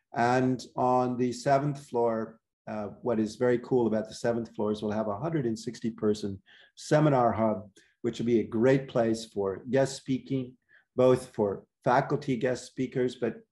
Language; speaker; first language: English; native; English